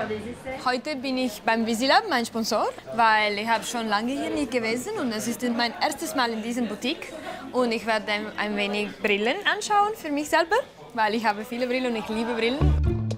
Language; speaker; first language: German; non-native, learner; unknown